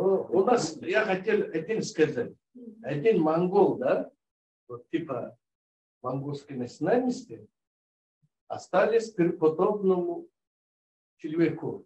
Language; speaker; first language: Russian; non-native, learner; Mongolian